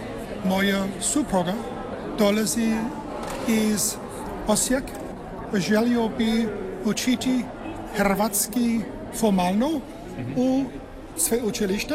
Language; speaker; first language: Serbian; non-native, learner; English